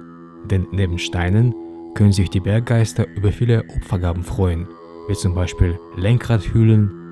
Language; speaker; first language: German; native; German